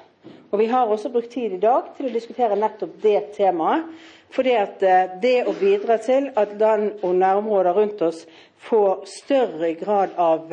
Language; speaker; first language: Norwegian; native; Norwegian